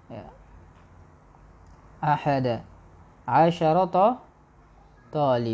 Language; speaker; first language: Arabic; non-native, fluent; Indonesian